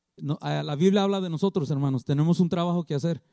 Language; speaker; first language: Spanish; early bilingual, heritage; Spanish